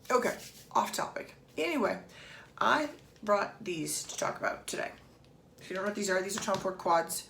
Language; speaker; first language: English; native; English